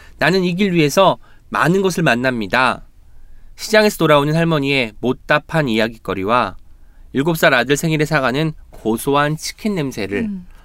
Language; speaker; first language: Korean; native; Korean